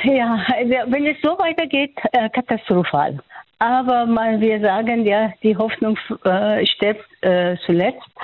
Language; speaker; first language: German; non-native, fluent; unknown